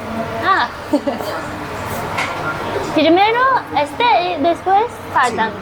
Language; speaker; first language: Spanish; non-native, learner; Turkish